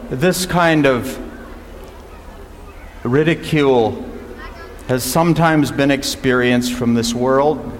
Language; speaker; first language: English; native; English